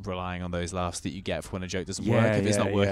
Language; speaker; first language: English; native; English